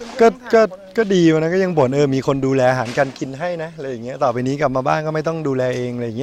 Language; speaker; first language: Thai; native; Thai